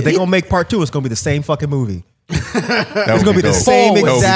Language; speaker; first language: English; native; English